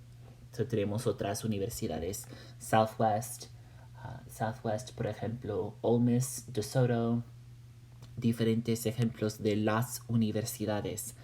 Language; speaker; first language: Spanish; non-native, fluent; English